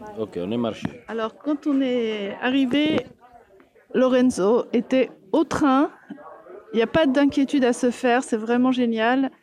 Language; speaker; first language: French; native; French